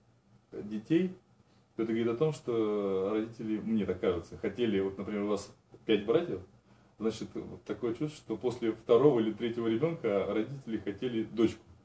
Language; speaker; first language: Russian; native; Russian